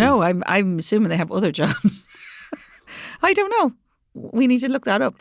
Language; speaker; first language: English; native; English